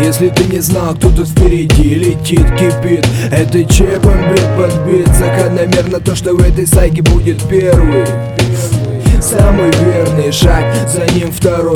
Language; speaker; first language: Russian; native; Russian